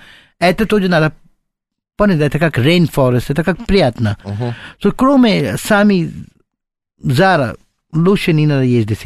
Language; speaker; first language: Russian; non-native, learner; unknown